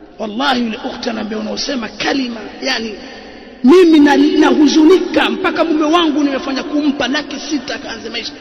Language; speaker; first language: Swahili; native; Swahili